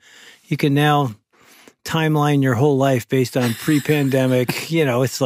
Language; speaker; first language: English; native; English